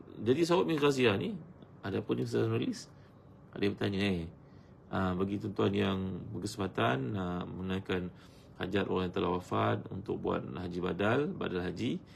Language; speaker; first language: Malay; native; Malay